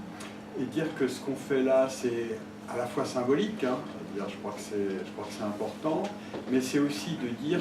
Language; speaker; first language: French; native; French